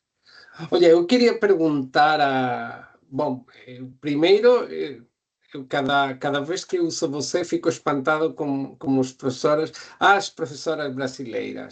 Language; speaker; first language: Portuguese; non-native, fluent; Spanish